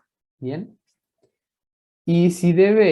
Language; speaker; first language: Spanish; native; Spanish